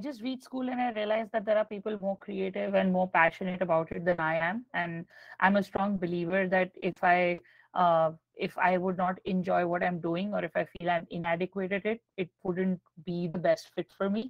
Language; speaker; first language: English; non-native, local second language; Hindi